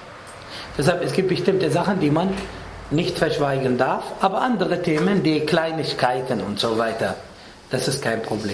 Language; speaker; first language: German; non-native, fluent; Arabic